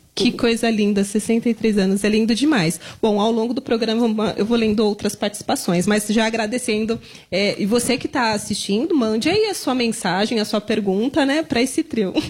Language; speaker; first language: Portuguese; native; Portuguese